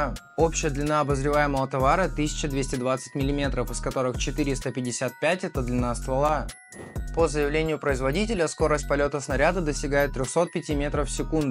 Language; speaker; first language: Russian; native; Russian